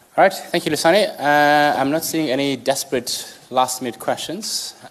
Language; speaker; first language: English; non-native, local second language; Xhosa